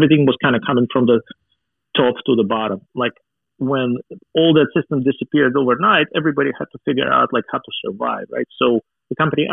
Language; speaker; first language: English; non-native, fluent; Russian